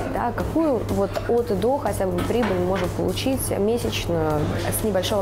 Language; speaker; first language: Russian; native; Russian